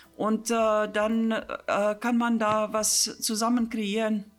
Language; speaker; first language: German; non-native, fluent; Afrikaans